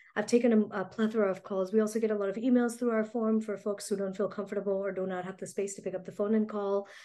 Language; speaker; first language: English; early bilingual, other home language; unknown